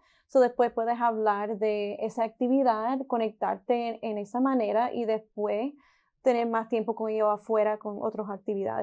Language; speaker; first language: Spanish; early bilingual, heritage; Spanish